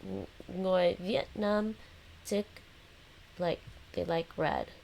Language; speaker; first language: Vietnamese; non-native, learner; English